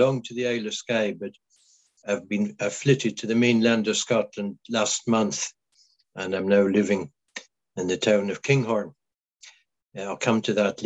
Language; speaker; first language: English; non-native, local second language; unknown